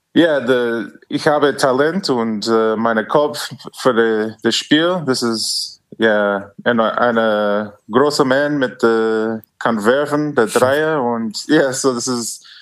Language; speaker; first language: German; non-native, learner; English